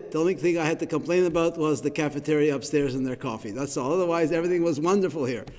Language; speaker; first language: English; native; English